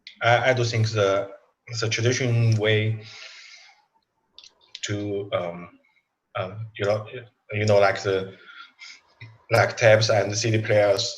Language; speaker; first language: English; non-native, learner; Chinese